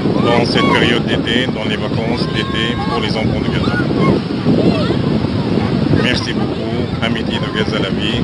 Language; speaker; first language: French; non-native, fluent; Arabic